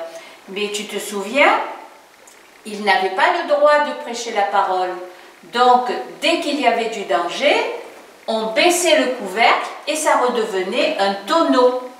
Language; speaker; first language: French; native; French